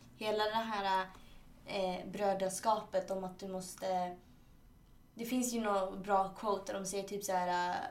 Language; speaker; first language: Swedish; early bilingual, other home language; Spanish